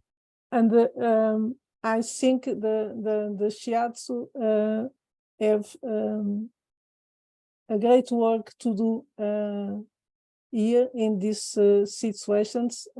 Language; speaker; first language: English; non-native, fluent; Portuguese